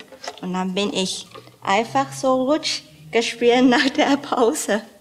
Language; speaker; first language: German; non-native, fluent; Chinese